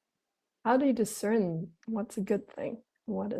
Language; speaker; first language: English; non-native, fluent; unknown